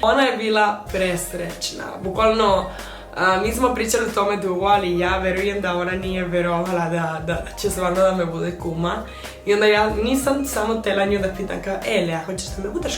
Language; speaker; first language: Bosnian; non-native, fluent; Spanish